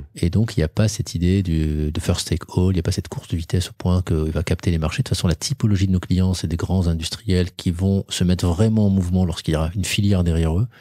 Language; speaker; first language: French; non-native, local second language; Arabic